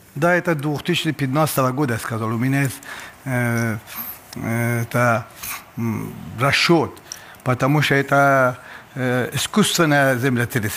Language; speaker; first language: Russian; non-native, learner; Persian